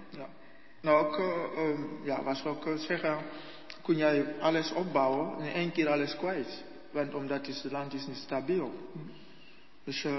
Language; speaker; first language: Dutch; non-native, learner; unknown